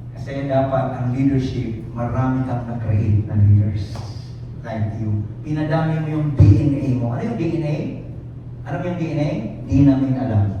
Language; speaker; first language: Filipino; non-native, local second language; Cebuano